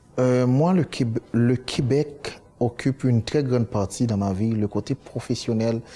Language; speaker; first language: French; non-native, local second language; Haitian Creole